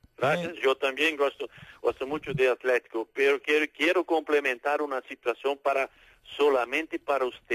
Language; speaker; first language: Spanish; non-native, fluent; Portuguese